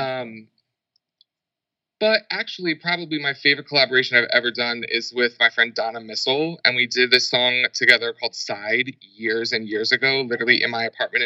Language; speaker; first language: English; native; English